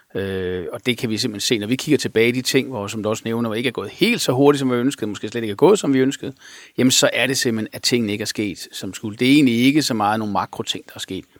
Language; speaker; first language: Danish; native; Danish